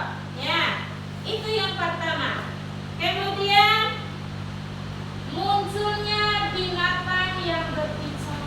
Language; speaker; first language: Indonesian; native; Indonesian